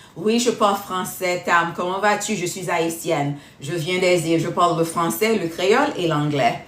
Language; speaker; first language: French; non-native, local second language; Haitian Creole